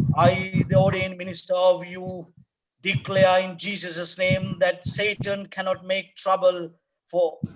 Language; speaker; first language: English; non-native, local second language; Sinhala